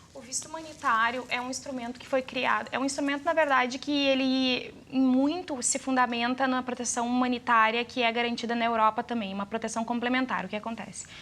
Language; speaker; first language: Portuguese; native; Portuguese